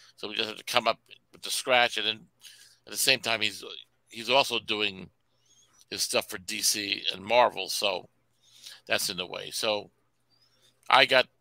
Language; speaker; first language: English; native; English